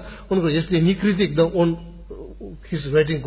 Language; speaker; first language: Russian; non-native, learner; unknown